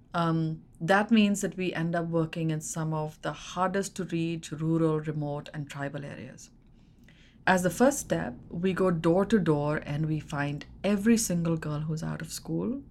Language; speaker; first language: English; non-native, local second language; Hindi